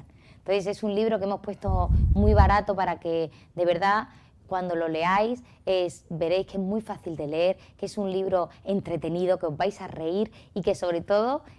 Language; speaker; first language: Spanish; native; Spanish